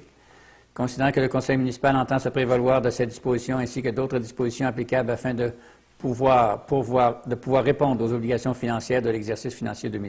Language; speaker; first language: French; native; French